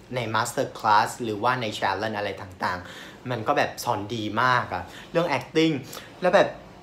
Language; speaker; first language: Thai; non-native, fluent; Vietnamese